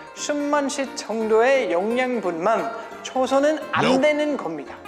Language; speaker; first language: Korean; non-native, fluent; German